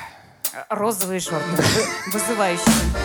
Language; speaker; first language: Russian; native; Russian